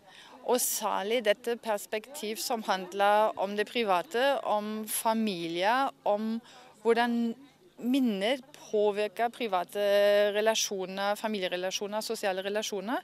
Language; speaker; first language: Norwegian; non-native, fluent; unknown